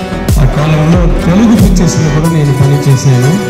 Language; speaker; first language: Telugu; non-native, local second language; Tamil